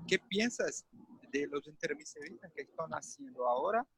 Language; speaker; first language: Spanish; non-native, learner; Portuguese